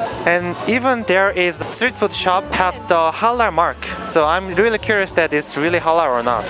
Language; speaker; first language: English; non-native, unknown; Korean